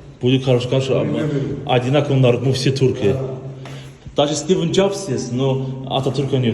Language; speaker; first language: Russian; non-native, learner; Turkish